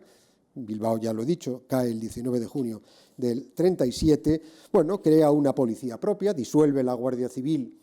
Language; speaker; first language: Spanish; native; Spanish